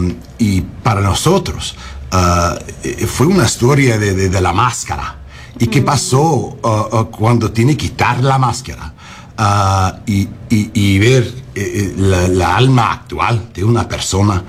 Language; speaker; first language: Spanish; non-native, learner; English